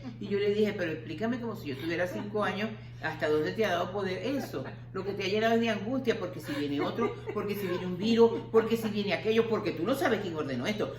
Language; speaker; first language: Spanish; native; Spanish